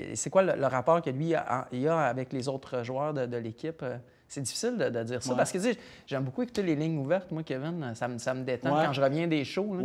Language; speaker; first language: French; native; French